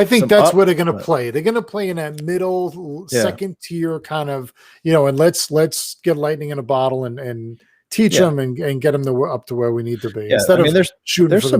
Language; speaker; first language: English; native; English